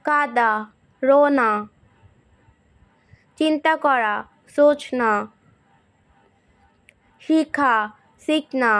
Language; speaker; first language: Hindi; non-native, learner; Bangla